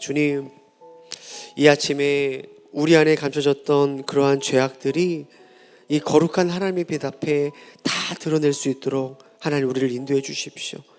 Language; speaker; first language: Korean; native; Korean